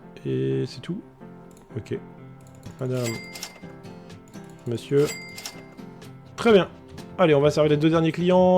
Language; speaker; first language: French; native; French